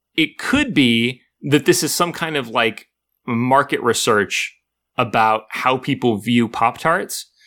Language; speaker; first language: English; native; English